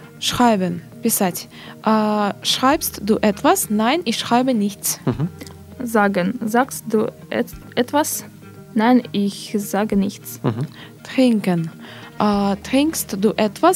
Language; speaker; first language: German; non-native, learner; Russian